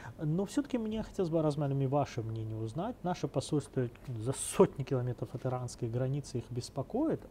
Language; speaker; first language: Russian; non-native, local second language; Azerbaijani